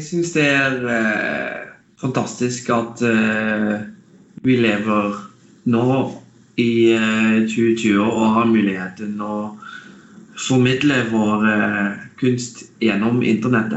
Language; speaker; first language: Norwegian; non-native, fluent; Dutch